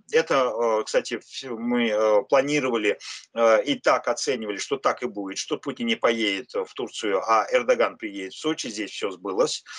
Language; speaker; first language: Russian; native; Russian